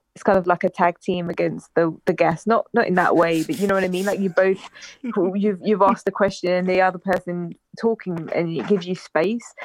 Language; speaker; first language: English; native; English